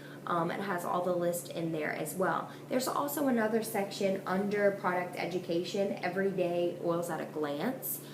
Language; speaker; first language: English; native; English